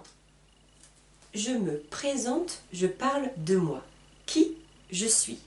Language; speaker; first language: French; native; French